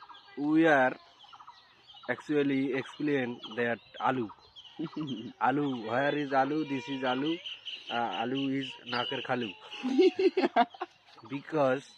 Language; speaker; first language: English; non-native, learner; Bangla